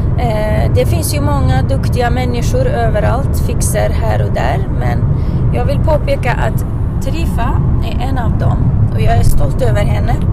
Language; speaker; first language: Swedish; non-native, fluent; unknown